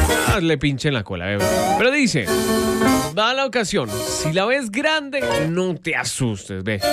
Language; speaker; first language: Spanish; native; Spanish